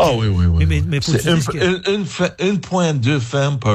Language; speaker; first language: French; non-native, fluent; English